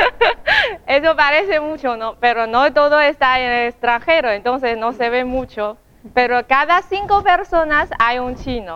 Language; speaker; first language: Spanish; non-native, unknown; Chinese